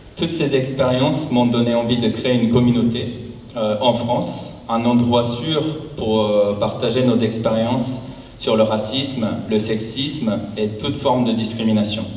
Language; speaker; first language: French; non-native, fluent; Japanese